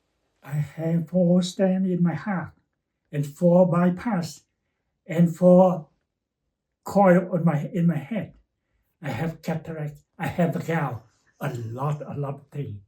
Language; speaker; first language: English; non-native, learner; Chinese